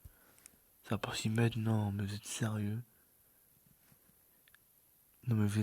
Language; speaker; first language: French; native; French